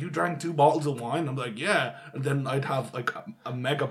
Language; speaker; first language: English; native; English